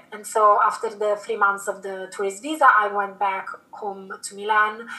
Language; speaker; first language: English; non-native, fluent; Italian